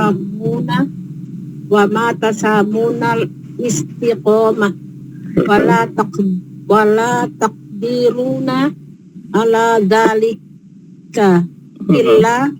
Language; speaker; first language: Arabic; non-native, learner; Indonesian